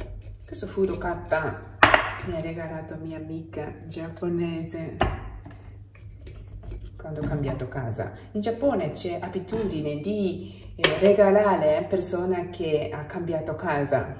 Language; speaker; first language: Italian; non-native, learner; Japanese